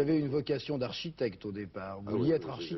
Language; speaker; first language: French; native; French